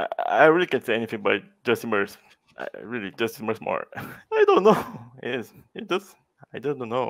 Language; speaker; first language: English; non-native, fluent; Portuguese